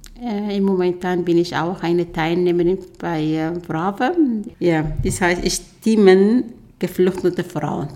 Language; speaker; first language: German; non-native, learner; Arabic